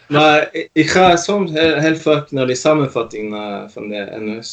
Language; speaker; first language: Dutch; non-native, fluent; Norwegian